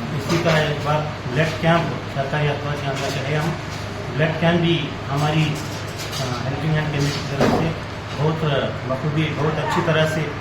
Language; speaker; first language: Urdu; native; Urdu